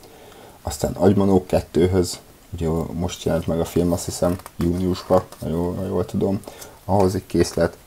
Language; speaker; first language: Hungarian; native; Hungarian